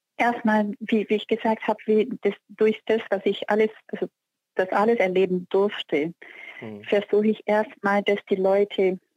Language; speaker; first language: German; non-native, fluent; Portuguese